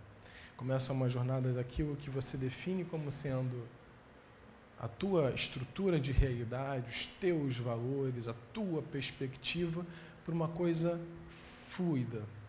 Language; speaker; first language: Portuguese; native; Portuguese